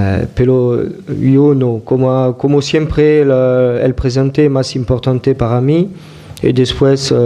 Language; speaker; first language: Spanish; non-native, fluent; French